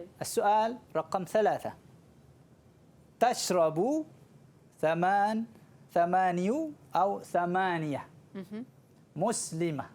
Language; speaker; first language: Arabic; non-native, fluent; Malay